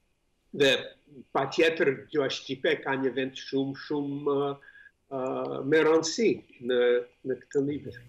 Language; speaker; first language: Albanian; non-native, fluent; English